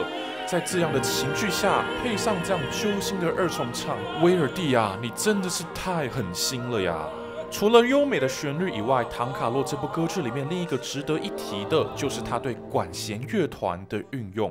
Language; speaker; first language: Chinese; native; Chinese